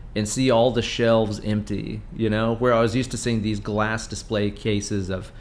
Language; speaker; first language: English; native; English